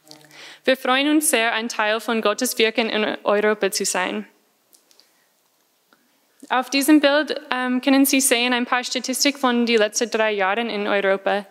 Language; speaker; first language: German; non-native, fluent; English